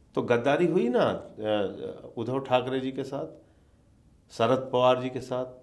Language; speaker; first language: Hindi; native; Hindi